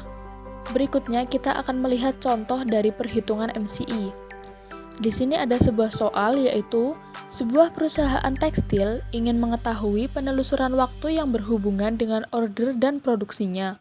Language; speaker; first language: Indonesian; native; Indonesian